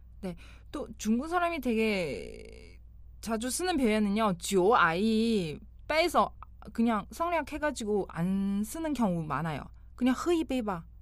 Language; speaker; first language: Korean; non-native, fluent; Chinese